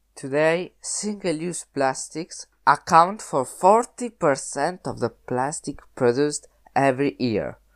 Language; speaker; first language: English; non-native, learner; Italian